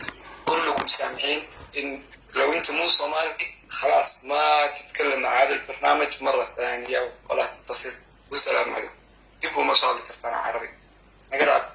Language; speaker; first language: Arabic; non-native, learner; Somali